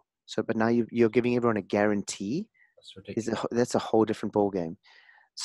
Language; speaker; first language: English; native; English